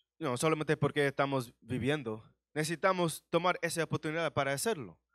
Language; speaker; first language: Spanish; early bilingual, heritage; Spanish